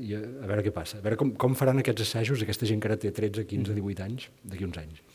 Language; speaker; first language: Catalan; native; Catalan